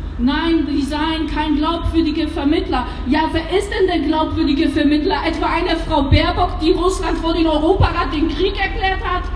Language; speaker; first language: German; early bilingual, other home language; Polish